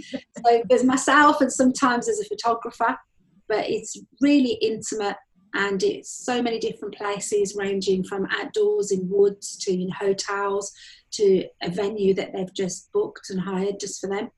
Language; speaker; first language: English; native; English